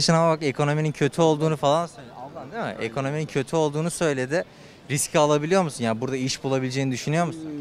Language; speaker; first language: Turkish; native; Turkish